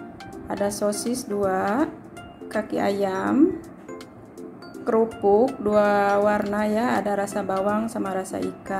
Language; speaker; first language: Indonesian; non-native, local second language; Sundanese